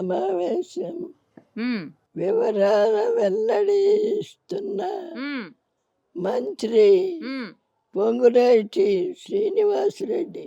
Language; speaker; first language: Telugu; native; Telugu